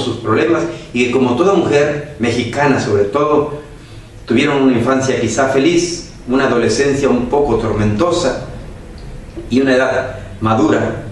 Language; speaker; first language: Spanish; native; Spanish